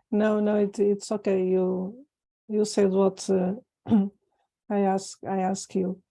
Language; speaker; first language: English; non-native, fluent; Portuguese